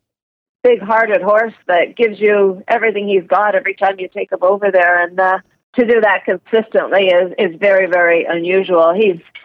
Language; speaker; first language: English; native; English